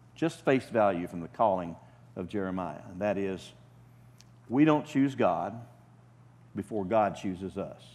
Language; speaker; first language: English; native; English